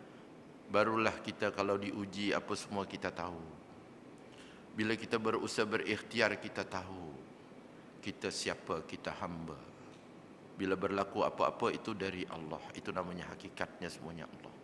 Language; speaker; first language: Malay; native; Malay